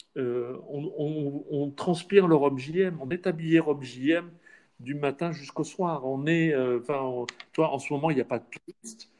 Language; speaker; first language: French; native; French